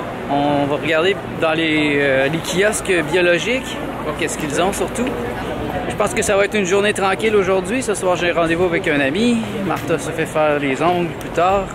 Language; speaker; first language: French; native; French